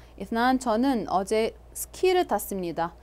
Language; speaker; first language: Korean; non-native, fluent; Arabic